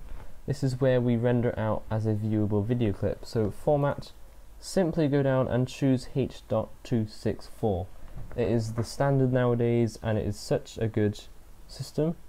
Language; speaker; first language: English; native; English